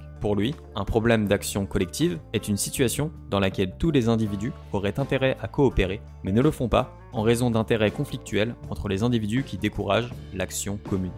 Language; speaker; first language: French; native; French